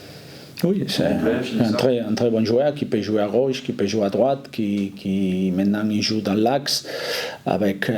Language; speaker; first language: French; non-native, fluent; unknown